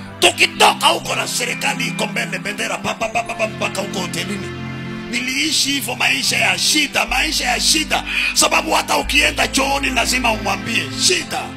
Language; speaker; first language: Swahili; native; Swahili